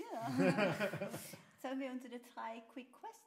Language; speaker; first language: German; non-native, fluent; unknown